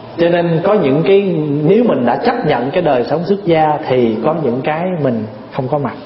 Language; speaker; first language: Vietnamese; early bilingual, heritage; Vietnamese